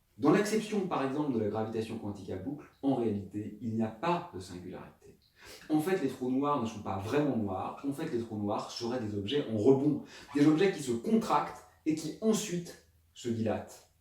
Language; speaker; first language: French; native; French